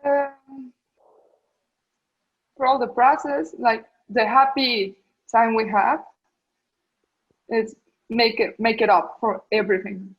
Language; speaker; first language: English; non-native, learner; Spanish